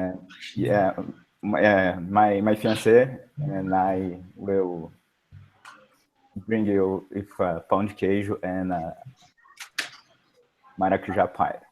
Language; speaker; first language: English; non-native, learner; Portuguese